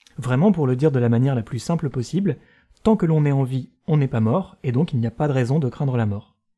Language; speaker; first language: French; native; French